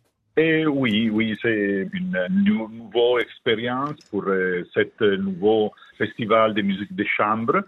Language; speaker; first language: French; non-native, learner; Italian